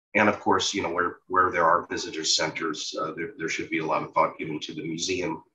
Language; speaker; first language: English; native; English